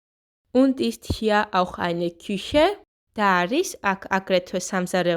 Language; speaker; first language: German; non-native, fluent; Georgian